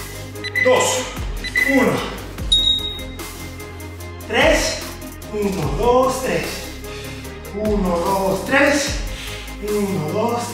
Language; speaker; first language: Spanish; native; Spanish